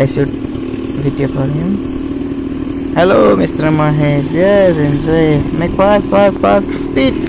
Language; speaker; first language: English; non-native, learner; Nepali